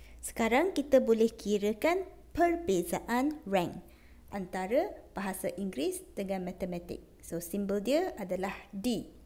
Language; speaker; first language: Malay; non-native, local second language; Chinese